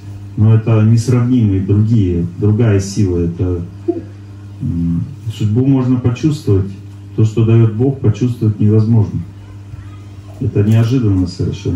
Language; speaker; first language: Russian; native; Russian